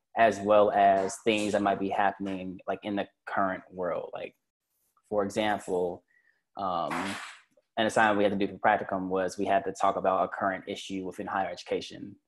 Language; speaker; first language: English; native; English